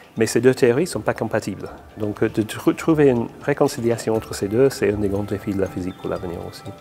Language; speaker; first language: French; non-native, fluent; English